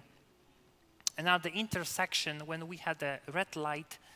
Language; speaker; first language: English; non-native, fluent; Polish